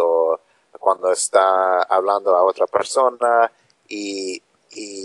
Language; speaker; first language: Spanish; non-native, learner; English